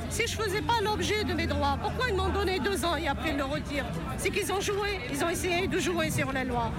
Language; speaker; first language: French; non-native, local second language; Arabic